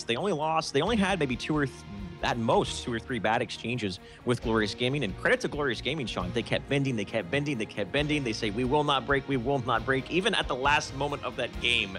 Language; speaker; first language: English; native; English